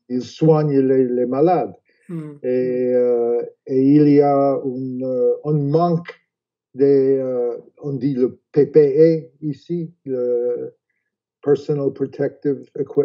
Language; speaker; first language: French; non-native, fluent; English